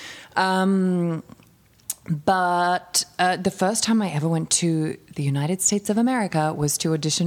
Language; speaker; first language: English; native; English